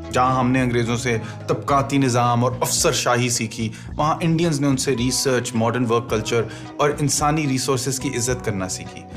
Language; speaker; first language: Urdu; native; Urdu